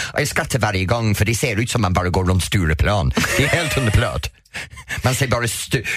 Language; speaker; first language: Swedish; non-native, fluent; English